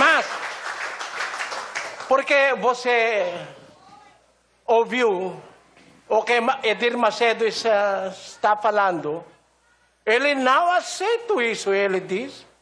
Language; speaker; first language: Portuguese; non-native, learner; Filipino